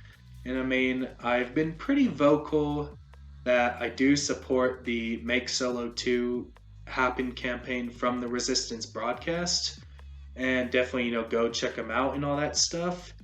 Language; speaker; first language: English; native; English